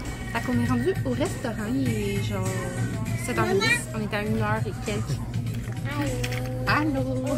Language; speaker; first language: French; native; French